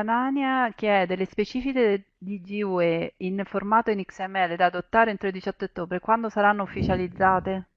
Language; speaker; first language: Italian; native; Italian